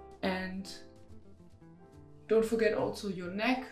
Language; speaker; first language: English; non-native, fluent; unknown